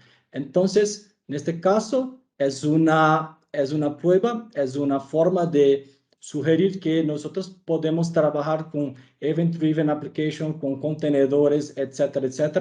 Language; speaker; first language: Spanish; non-native, fluent; Portuguese